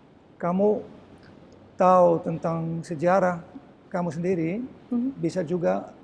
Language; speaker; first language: Indonesian; early bilingual, heritage; Dutch